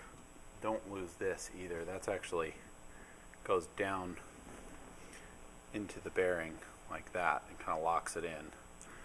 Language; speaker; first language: English; native; English